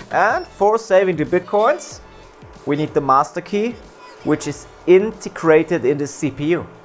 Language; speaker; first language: English; non-native, fluent; German